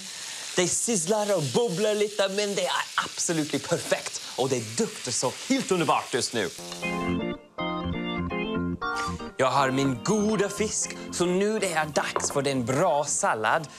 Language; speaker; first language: Swedish; non-native, learner; English